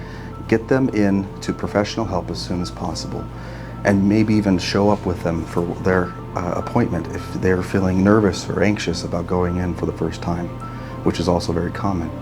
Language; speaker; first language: English; native; English